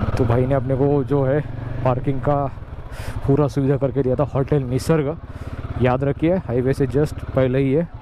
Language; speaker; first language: Hindi; non-native, local second language; Telugu